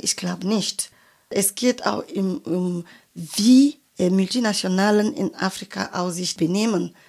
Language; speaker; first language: German; non-native, fluent; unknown